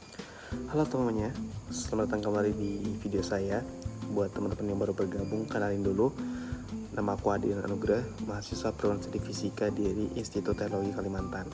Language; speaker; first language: Indonesian; native; Indonesian